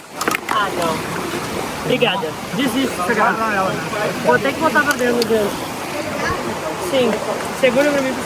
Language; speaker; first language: Portuguese; native; Portuguese